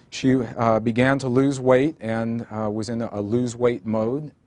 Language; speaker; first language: English; native; English